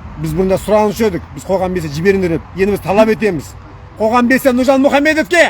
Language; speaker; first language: Kazakh; native; Kazakh